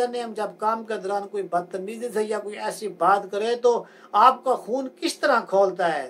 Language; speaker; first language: Urdu; native; Urdu